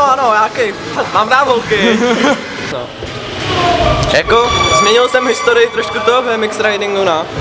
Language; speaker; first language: Czech; native; Czech